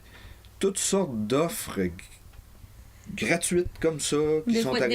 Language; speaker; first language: French; native; French